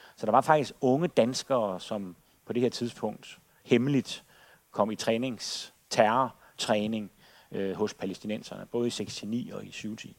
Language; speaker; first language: Danish; native; Danish